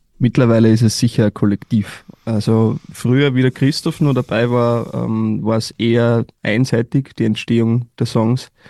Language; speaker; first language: German; native; German